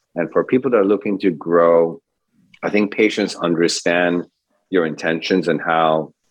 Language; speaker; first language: English; early bilingual, other home language; Persian